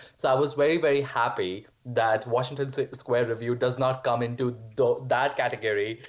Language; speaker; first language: English; non-native, local second language; Hindi